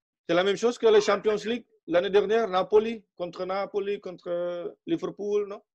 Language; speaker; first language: French; non-native, fluent; Indonesian